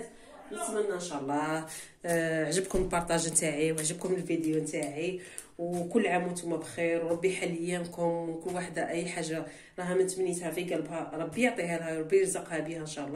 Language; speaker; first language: Arabic; native; Arabic